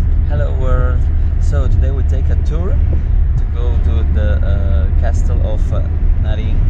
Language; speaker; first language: English; non-native, learner; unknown